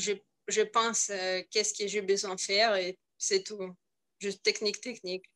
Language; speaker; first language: French; non-native, learner; Russian